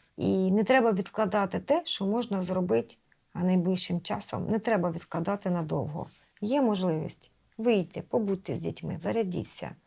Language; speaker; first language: Ukrainian; native; Ukrainian